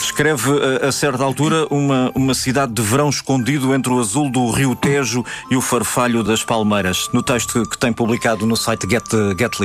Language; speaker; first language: Portuguese; native; Portuguese